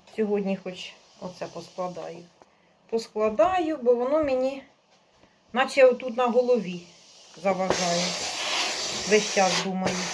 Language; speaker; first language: Ukrainian; native; Ukrainian